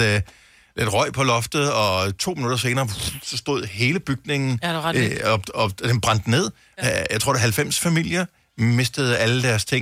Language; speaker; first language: Danish; native; Danish